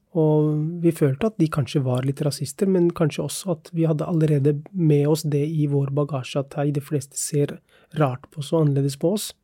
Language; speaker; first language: Norwegian; early bilingual, other home language; Urdu